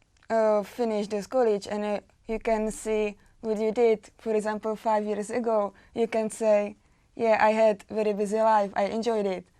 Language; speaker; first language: English; non-native, learner; Czech